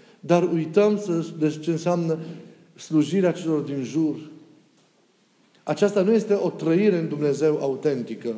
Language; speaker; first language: Romanian; native; Romanian